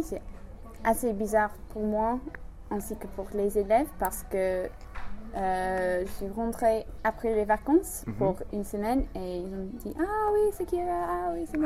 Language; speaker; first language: French; non-native, learner; English